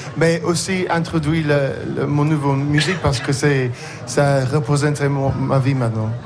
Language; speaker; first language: French; non-native, learner; English